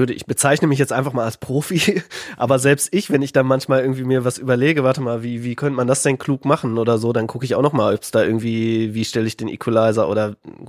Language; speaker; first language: German; native; German